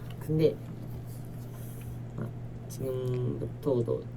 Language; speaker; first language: Korean; non-native, learner; Japanese